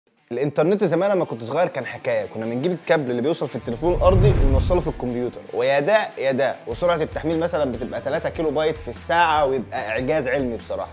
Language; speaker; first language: Arabic; native; Arabic